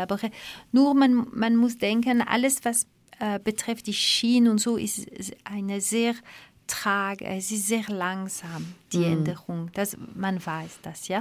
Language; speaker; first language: German; non-native, fluent; French